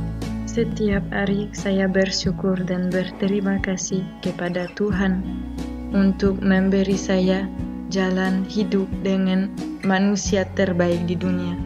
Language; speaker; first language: Indonesian; non-native, fluent; French